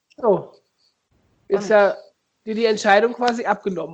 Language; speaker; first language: German; native; German